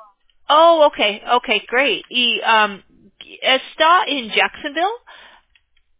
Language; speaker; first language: Spanish; non-native, learner; English